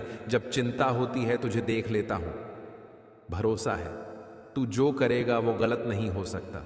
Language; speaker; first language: Hindi; native; Hindi